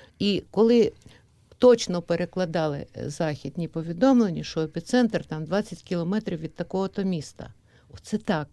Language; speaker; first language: Ukrainian; native; Ukrainian